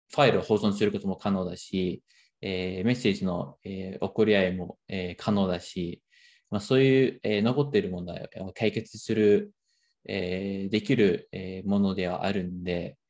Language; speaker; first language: Japanese; non-native, fluent; English